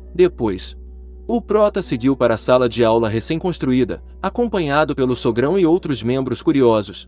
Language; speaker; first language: Portuguese; native; Portuguese